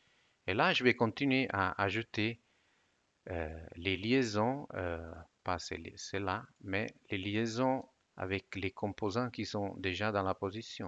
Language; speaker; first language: French; non-native, fluent; Italian